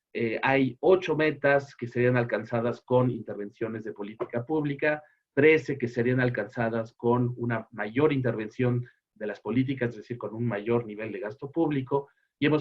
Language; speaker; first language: Spanish; native; Spanish